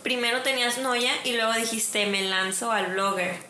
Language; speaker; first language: Spanish; early bilingual, heritage; Spanish